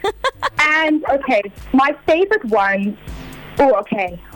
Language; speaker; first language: English; native; English